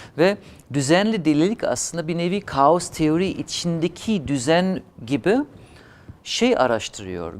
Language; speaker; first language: Turkish; non-native, fluent; German